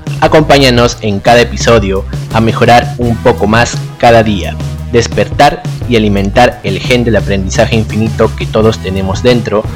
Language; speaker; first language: Spanish; native; Spanish